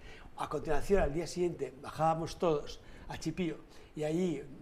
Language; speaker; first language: Spanish; native; Spanish